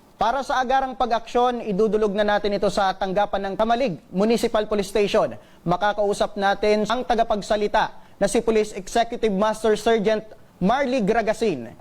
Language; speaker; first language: Filipino; native; Filipino